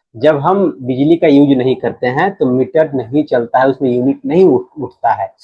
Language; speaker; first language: Hindi; native; Hindi